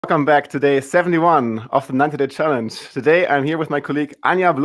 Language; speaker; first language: English; non-native, fluent; German